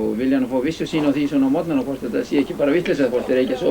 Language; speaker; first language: Icelandic; native; Icelandic